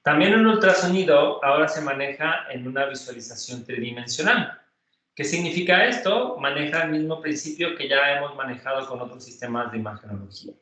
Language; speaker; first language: Spanish; native; Spanish